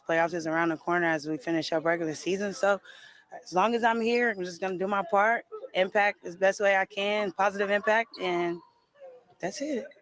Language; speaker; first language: English; native; English